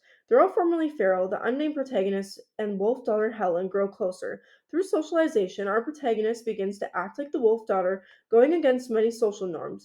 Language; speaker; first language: English; native; English